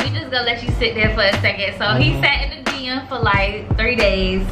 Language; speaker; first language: English; native; English